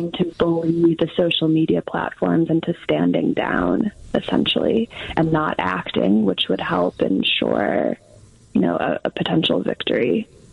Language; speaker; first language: English; native; English